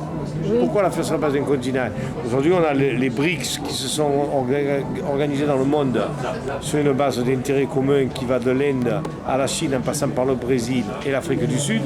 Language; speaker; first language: French; native; French